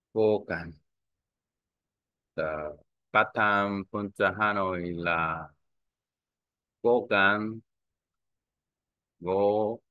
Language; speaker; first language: Vietnamese; non-native, learner; Korean